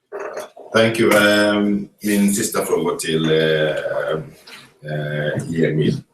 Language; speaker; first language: Swedish; non-native, fluent; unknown